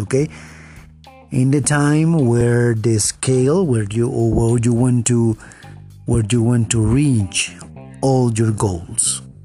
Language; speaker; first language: English; non-native, fluent; Spanish